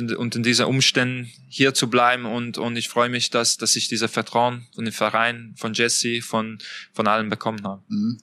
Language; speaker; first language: German; non-native, fluent; Hungarian